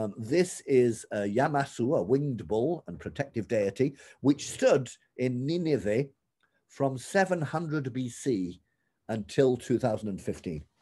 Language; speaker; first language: English; native; English